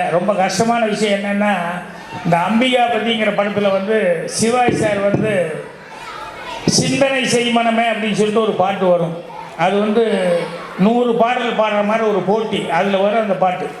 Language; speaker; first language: Tamil; native; Tamil